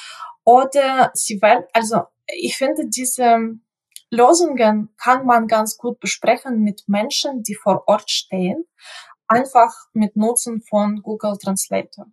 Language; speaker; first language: German; non-native, local second language; Ukrainian